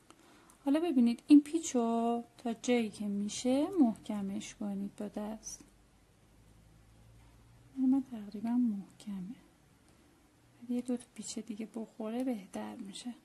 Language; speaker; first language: Persian; native; Persian